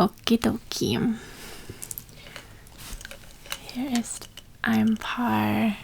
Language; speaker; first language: German; non-native, learner; English